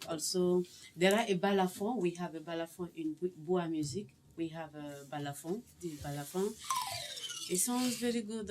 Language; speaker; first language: English; non-native, learner; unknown